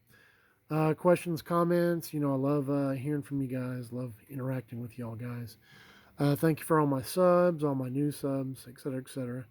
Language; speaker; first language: English; native; English